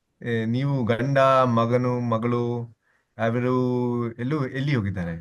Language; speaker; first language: Kannada; non-native, learner; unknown